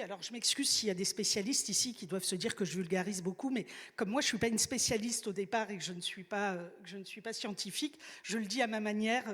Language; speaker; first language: French; native; French